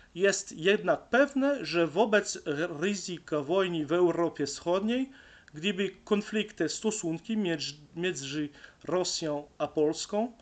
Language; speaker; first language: Polish; non-native, learner; French